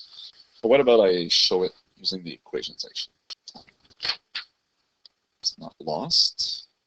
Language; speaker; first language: English; native; English